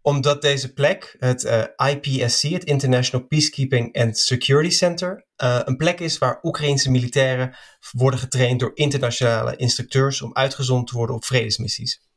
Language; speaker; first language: Dutch; native; Dutch